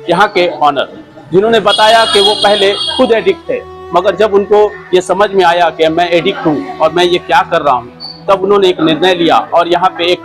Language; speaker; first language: Hindi; native; Hindi